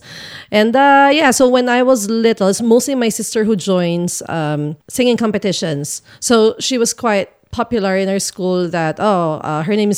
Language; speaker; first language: English; non-native, local second language; Filipino